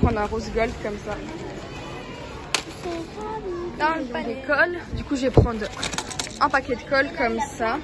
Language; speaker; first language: French; native; French